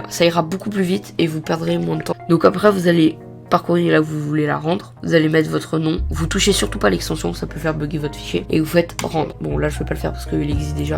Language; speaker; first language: French; native; French